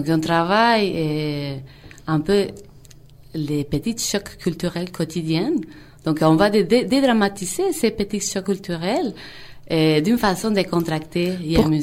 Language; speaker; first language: French; non-native, fluent; Spanish